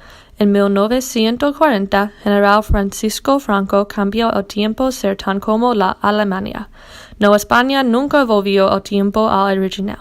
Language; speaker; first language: Spanish; non-native, learner; English